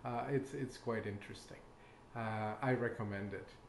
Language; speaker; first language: English; non-native, fluent; Spanish